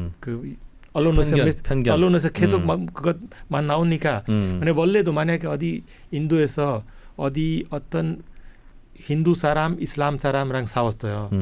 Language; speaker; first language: Korean; non-native, fluent; Hindi